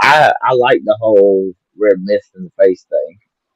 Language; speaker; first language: English; native; English